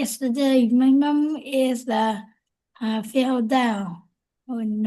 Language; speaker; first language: English; non-native, learner; Vietnamese